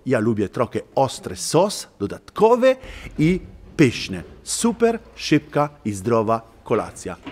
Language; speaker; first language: Polish; non-native, learner; Italian